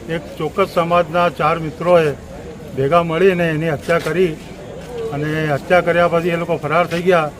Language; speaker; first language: Gujarati; non-native, local second language; Sindhi